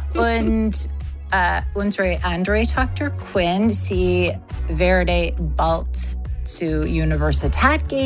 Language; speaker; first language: German; non-native, learner; English